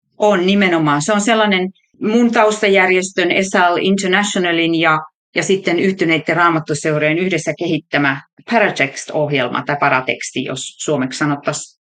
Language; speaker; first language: Finnish; native; Finnish